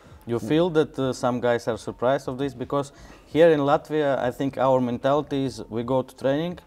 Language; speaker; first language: English; non-native, learner; Latvian